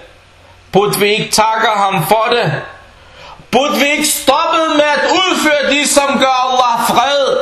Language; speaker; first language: Danish; non-native, fluent; Arabic